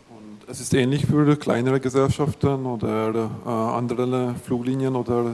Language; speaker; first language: German; non-native, fluent; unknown